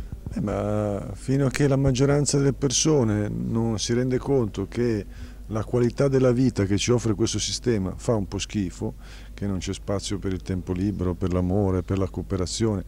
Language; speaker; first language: Italian; native; Italian